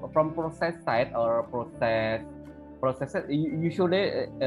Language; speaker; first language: English; non-native, fluent; Indonesian